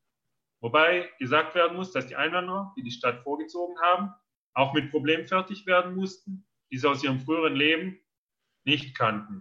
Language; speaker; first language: German; native; German